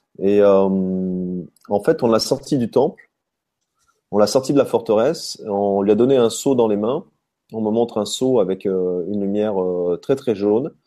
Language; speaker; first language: French; native; French